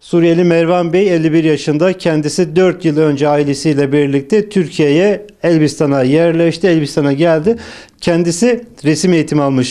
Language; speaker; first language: Turkish; native; Turkish